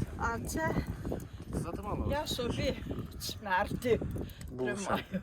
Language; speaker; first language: Ukrainian; native; Ukrainian